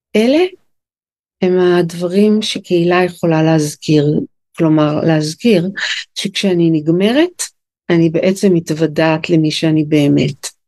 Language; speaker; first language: Hebrew; native; Hebrew